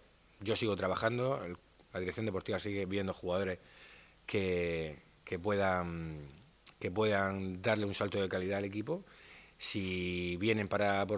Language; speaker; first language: Spanish; native; Spanish